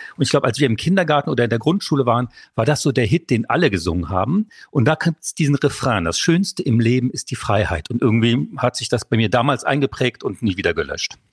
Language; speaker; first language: German; early bilingual, other home language; French